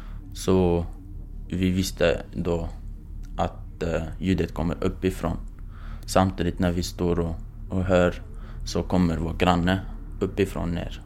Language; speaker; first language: Swedish; non-native, fluent; Kurdish